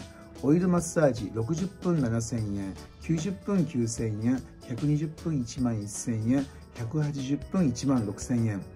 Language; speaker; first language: Japanese; native; Japanese